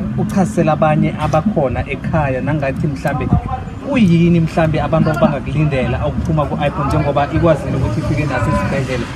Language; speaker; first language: Zulu; non-native, local second language; South Ndebele